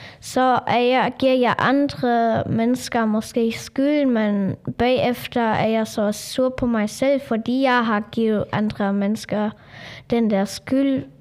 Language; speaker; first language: Danish; non-native, local second language; German